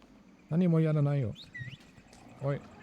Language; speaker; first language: Japanese; non-native, learner; German